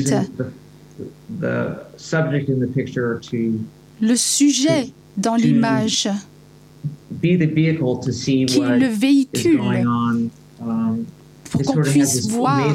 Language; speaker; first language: French; non-native, learner; English